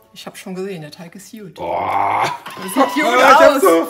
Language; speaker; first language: German; native; German